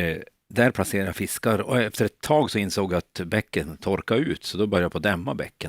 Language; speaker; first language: Swedish; native; Swedish